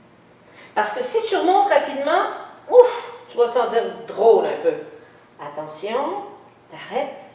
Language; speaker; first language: French; native; French